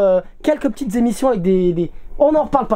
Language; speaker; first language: French; native; French